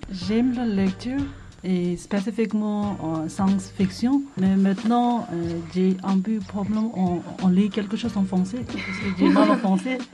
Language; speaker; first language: French; non-native, learner; Tibetan